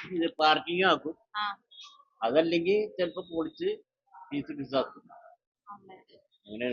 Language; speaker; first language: Malayalam; non-native, local second language; Nepali